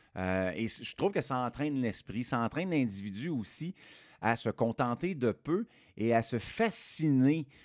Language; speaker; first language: French; native; French